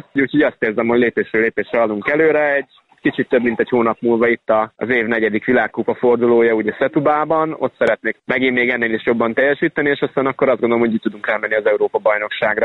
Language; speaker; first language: Hungarian; native; Hungarian